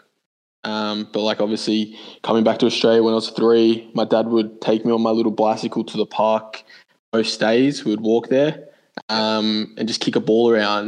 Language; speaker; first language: English; native; English